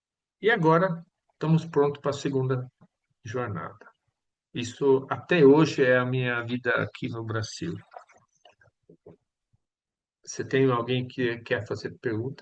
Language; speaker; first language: Portuguese; non-native, fluent; Swedish